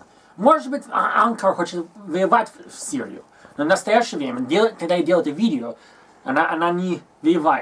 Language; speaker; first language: Russian; non-native, learner; Turkish